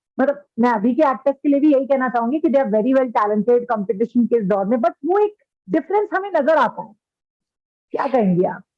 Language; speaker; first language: Hindi; native; Hindi